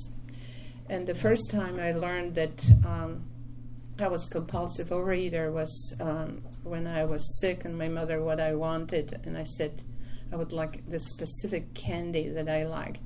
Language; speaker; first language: English; non-native, fluent; Polish